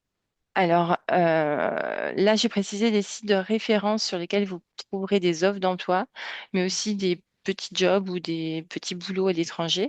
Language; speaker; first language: French; native; French